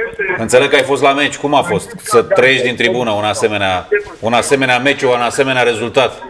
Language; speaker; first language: Romanian; native; Romanian